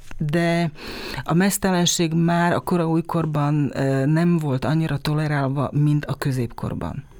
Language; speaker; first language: Hungarian; native; Hungarian